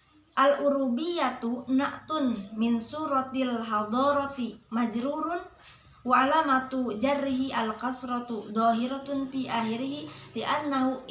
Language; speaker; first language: Arabic; non-native, learner; Indonesian